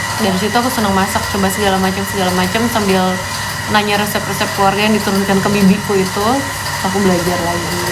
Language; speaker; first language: Indonesian; native; Indonesian